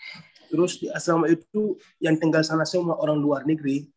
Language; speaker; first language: Indonesian; non-native, learner; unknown